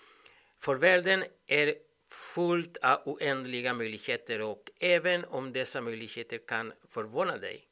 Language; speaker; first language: Swedish; non-native, fluent; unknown